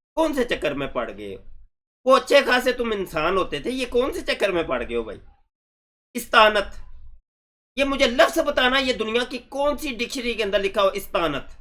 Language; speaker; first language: Urdu; non-native, local second language; Punjabi